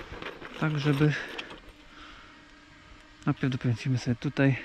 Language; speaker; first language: Polish; native; Polish